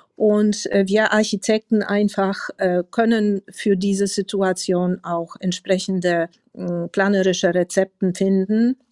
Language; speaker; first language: German; non-native, fluent; Polish